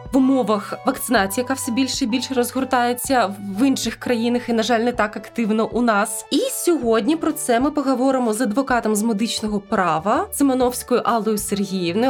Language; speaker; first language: Ukrainian; native; Ukrainian